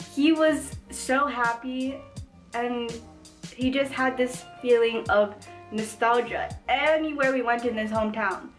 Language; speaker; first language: English; native; English